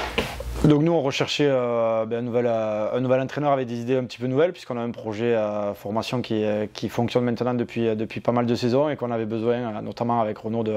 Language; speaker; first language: French; native; French